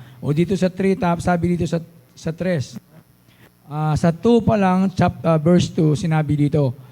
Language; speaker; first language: Filipino; native; Filipino